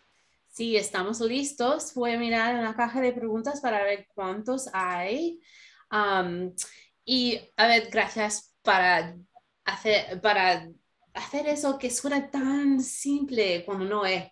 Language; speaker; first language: Spanish; non-native, learner; English